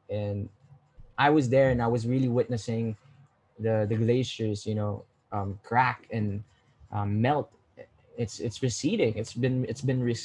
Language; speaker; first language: English; non-native, local second language; Filipino